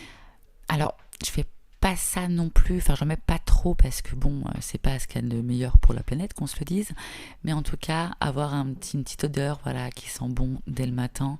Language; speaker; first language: French; native; French